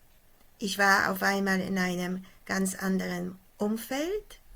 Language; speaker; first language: German; non-native, fluent; Polish